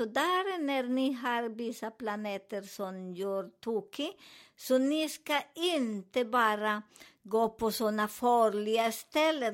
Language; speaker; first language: Swedish; non-native, learner; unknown